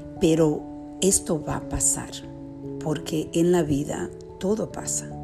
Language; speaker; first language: Spanish; early bilingual, heritage; Spanish